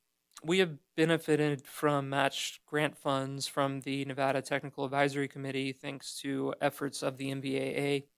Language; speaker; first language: English; native; English